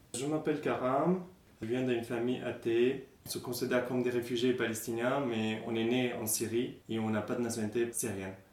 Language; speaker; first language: French; non-native, fluent; Arabic